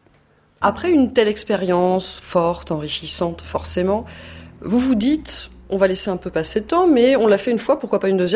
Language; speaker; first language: French; native; French